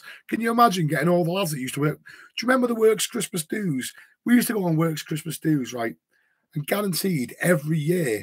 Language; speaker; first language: English; native; English